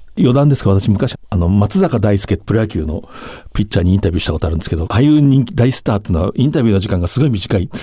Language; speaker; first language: Japanese; native; Japanese